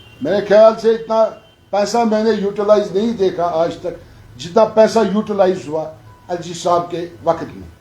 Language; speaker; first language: Urdu; non-native, local second language; Kashmiri